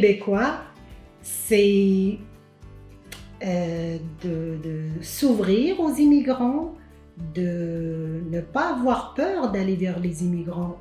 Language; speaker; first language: French; non-native, local second language; Arabic